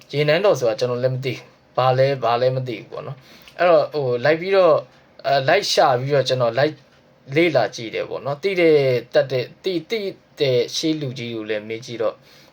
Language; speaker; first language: Burmese; native; Burmese